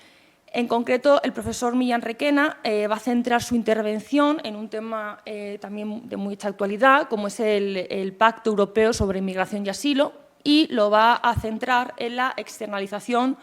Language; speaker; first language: Spanish; native; Spanish